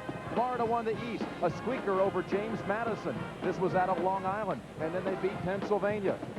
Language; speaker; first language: English; native; English